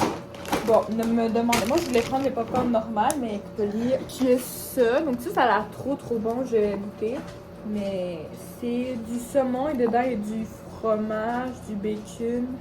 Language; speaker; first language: French; native; French